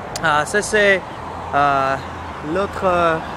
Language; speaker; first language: French; non-native, learner; English